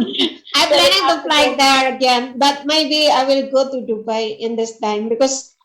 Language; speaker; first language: English; non-native, learner; Indonesian